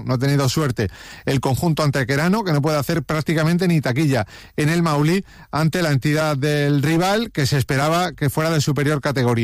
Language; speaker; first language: Spanish; native; Spanish